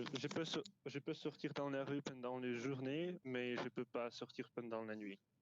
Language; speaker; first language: French; non-native, fluent; Ukrainian